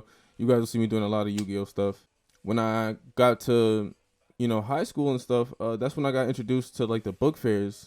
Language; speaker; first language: English; native; English